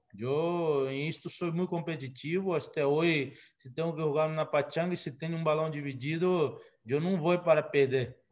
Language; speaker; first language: Portuguese; native; Portuguese